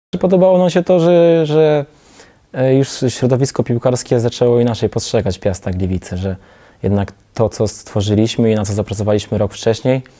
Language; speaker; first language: Polish; native; Polish